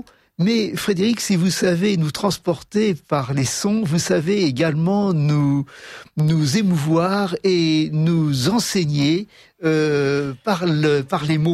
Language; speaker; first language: French; native; French